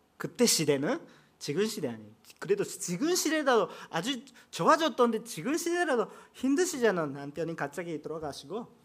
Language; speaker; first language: Korean; non-native, fluent; Japanese